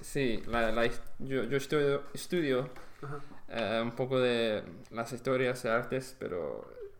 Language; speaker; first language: Spanish; non-native, learner; English